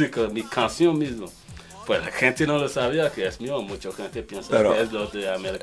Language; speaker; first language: Spanish; non-native, learner; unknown